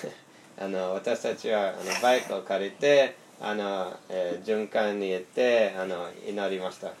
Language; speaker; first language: Japanese; non-native, fluent; English